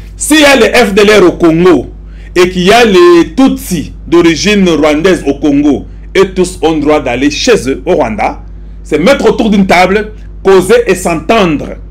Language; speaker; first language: French; non-native, local second language; Lingala